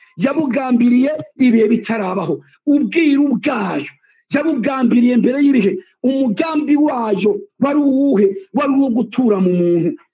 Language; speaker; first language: Kinyarwanda; native; Kinyarwanda